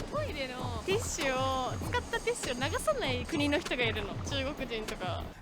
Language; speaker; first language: Japanese; non-native, learner; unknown